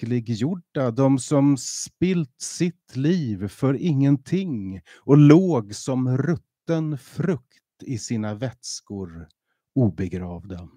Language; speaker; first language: Swedish; native; Swedish